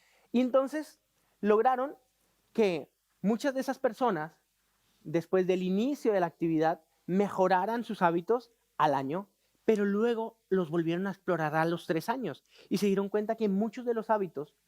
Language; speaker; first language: Spanish; native; Spanish